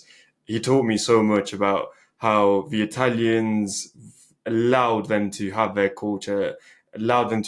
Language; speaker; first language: English; early bilingual, other home language; Albanian